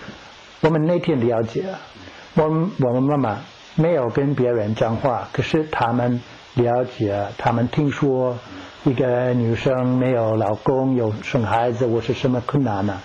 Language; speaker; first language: Chinese; non-native, fluent; English